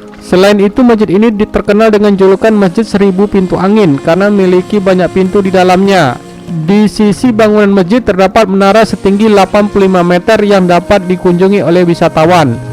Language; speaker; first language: Indonesian; native; Indonesian